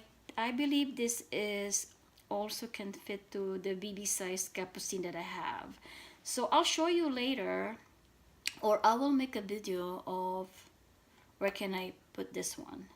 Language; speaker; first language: English; non-native, fluent; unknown